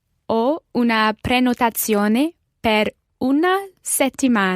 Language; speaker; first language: Italian; non-native, learner; English